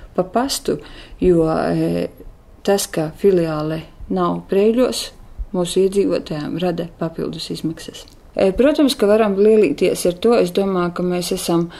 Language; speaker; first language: Latvian; native; Latvian